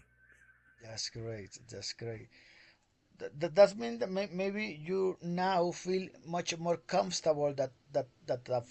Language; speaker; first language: English; non-native, learner; Spanish